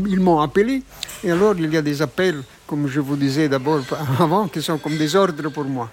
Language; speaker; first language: French; non-native, fluent; Italian